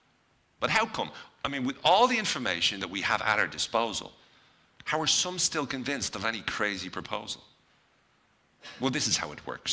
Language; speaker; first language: English; native; English